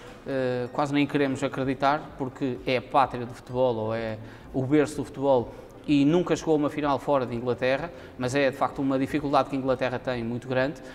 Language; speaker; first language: Portuguese; native; Portuguese